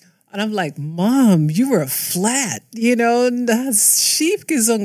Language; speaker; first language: English; native; English